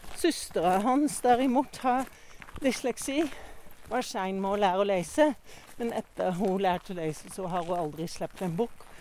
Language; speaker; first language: Norwegian; non-native, fluent; Dutch